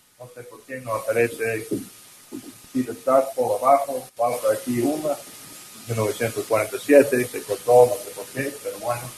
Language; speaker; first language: Spanish; non-native, fluent; English